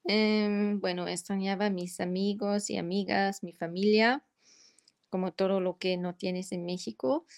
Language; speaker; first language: Spanish; non-native, learner; German